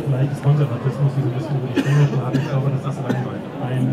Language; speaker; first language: German; native; German